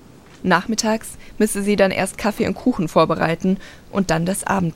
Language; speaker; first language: German; native; German